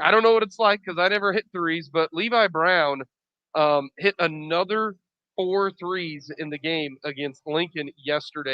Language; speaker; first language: English; native; English